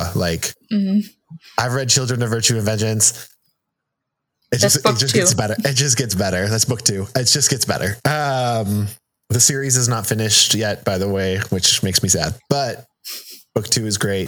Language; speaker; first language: English; early bilingual, other home language; Spanish